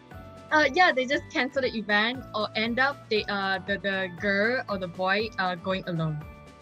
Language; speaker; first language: English; non-native, local second language; Chinese